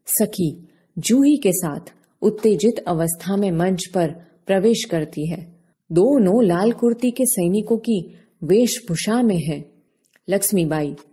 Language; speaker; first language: Hindi; non-native, local second language; Gujarati